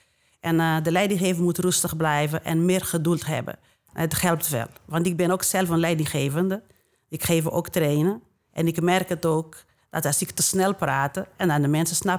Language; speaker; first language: Dutch; non-native, fluent; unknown